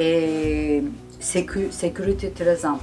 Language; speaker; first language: French; non-native, learner; Turkish